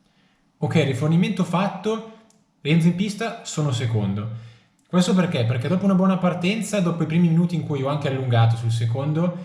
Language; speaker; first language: Italian; native; Italian